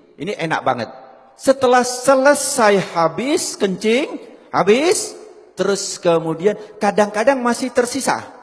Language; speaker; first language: Indonesian; non-native, local second language; Javanese